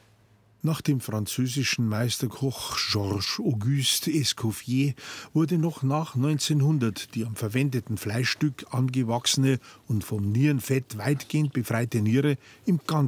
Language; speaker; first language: German; native; German